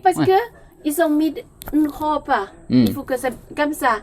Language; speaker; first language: French; non-native, learner; Thai